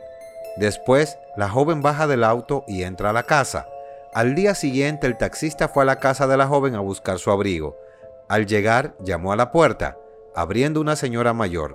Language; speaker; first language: Spanish; native; Spanish